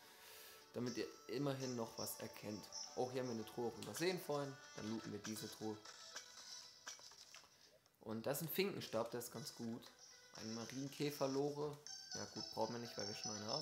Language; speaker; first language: German; native; German